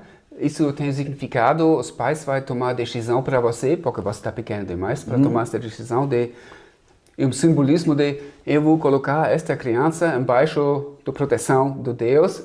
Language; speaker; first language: Portuguese; non-native, fluent; German